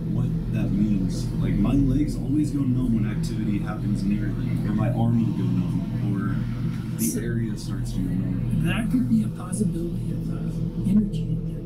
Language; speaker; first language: English; native; English